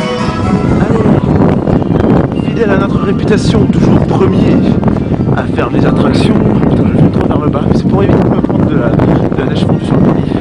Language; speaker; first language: French; native; French